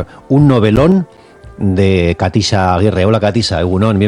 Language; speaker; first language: Spanish; native; Spanish